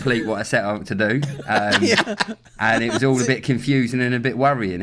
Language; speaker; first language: English; native; English